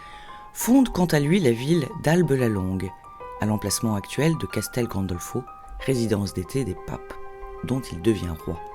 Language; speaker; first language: French; native; French